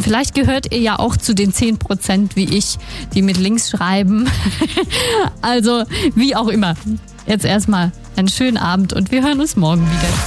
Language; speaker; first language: German; native; German